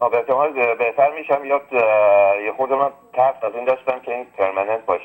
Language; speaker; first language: Persian; early bilingual, heritage; Persian